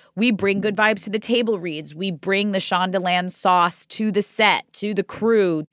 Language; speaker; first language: English; native; English